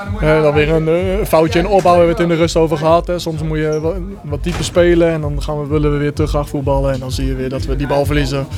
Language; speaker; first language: Dutch; native; Dutch